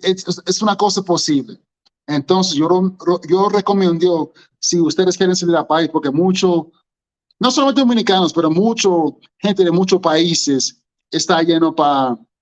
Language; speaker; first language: Spanish; non-native, learner; English